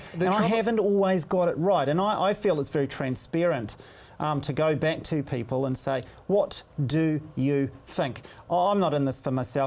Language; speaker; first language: English; native; English